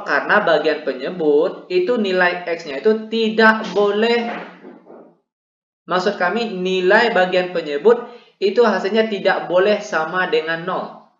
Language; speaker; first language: Indonesian; native; Indonesian